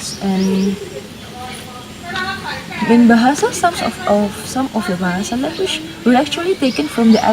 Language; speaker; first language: English; non-native, fluent; Indonesian